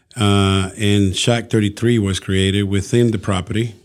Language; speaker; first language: English; early bilingual, other home language; Spanish